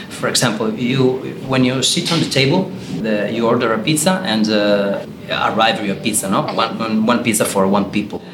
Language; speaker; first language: English; non-native, learner; Italian